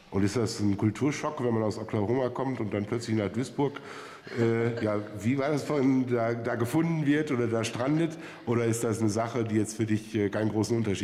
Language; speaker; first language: German; native; German